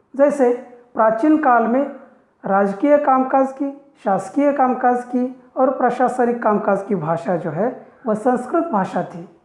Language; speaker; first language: Hindi; non-native, local second language; Marathi